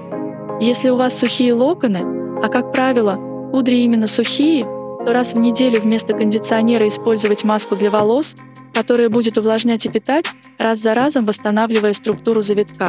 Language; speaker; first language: Russian; native; Russian